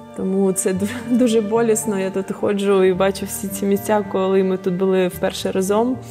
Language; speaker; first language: Ukrainian; native; Ukrainian